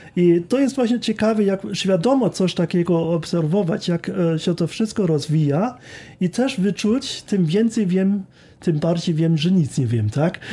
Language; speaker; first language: Polish; non-native, fluent; German